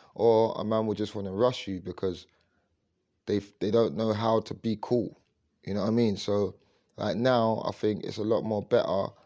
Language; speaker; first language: English; native; English